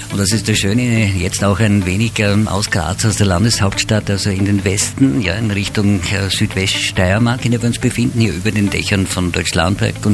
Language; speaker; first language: German; native; German